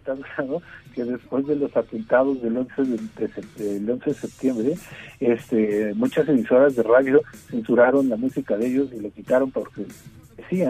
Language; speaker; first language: Spanish; native; Spanish